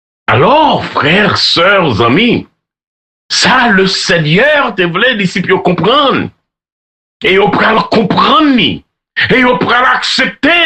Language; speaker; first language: French; non-native, local second language; Haitian Creole